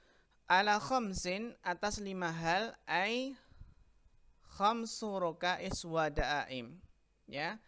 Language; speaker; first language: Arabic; non-native, fluent; Indonesian